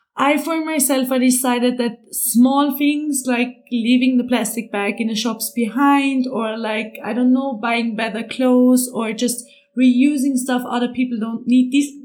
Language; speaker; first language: English; non-native, fluent; German